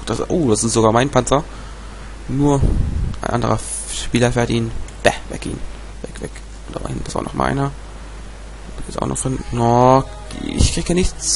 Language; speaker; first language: German; native; German